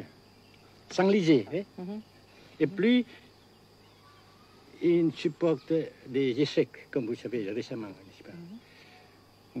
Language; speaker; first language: French; non-native, fluent; Vietnamese